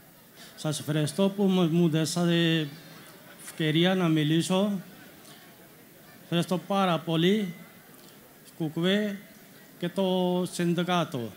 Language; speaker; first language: Greek; non-native, learner; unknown